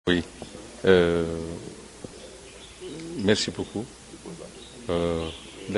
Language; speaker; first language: French; non-native, learner; Indonesian